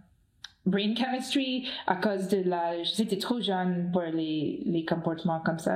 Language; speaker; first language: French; non-native, learner; English